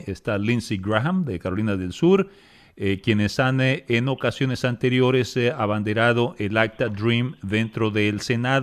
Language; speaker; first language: Spanish; native; Spanish